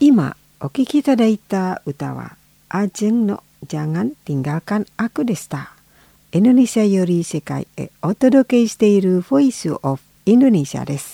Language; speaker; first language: Japanese; non-native, fluent; Indonesian